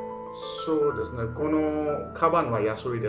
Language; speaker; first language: Japanese; non-native, fluent; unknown